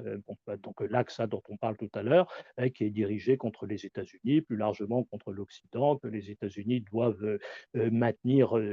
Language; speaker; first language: French; native; French